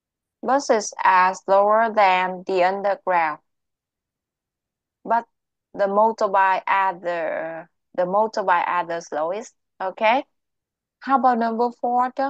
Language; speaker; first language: English; non-native, local second language; Vietnamese